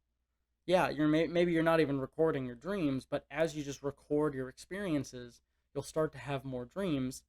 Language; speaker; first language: English; native; English